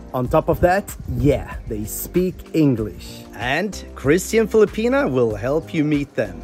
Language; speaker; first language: English; non-native, fluent; Swedish